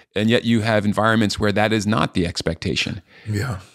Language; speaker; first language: English; native; English